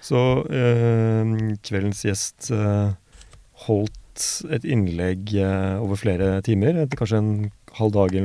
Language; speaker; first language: Norwegian; native; Norwegian